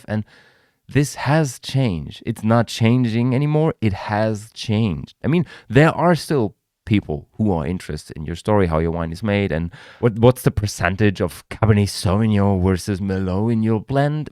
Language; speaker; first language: English; non-native, fluent; German